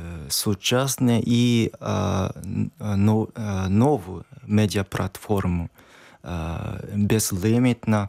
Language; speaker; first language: Ukrainian; non-native, learner; Japanese